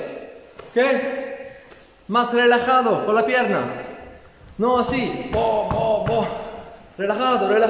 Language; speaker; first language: Spanish; non-native, fluent; Italian